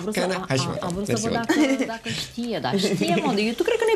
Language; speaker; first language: Romanian; native; Romanian